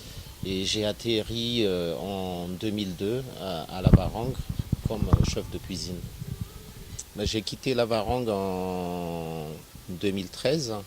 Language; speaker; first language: French; non-native, local second language; Malagasy